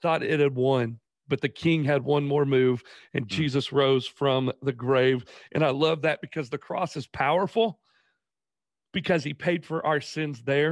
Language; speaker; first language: English; native; English